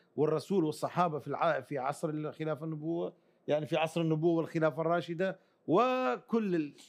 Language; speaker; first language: Arabic; early bilingual, other home language; Kurdish